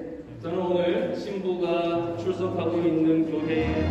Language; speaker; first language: Korean; native; Korean